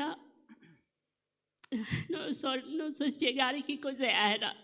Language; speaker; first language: Italian; non-native, fluent; Morisyen